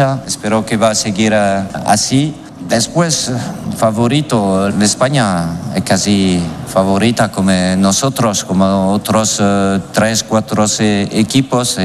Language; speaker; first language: Spanish; non-native, fluent; French